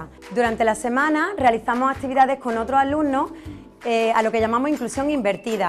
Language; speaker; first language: Spanish; native; Spanish